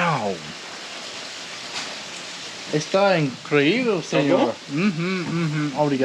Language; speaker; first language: Portuguese; non-native, learner; English